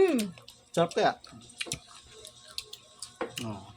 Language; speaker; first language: Filipino; native; Filipino